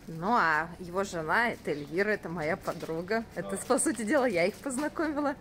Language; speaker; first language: Russian; native; Russian